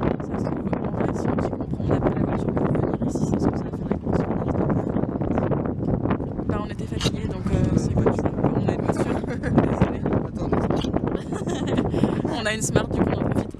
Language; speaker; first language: French; native; French